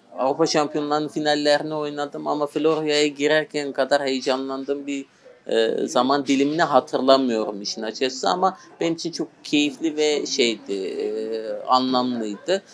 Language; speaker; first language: Turkish; native; Turkish